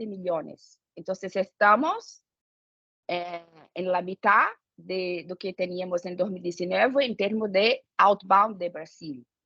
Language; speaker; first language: Spanish; non-native, fluent; Portuguese